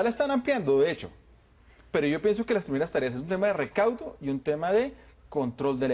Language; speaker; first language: Spanish; native; Spanish